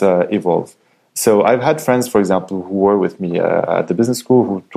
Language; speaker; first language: English; non-native, fluent; French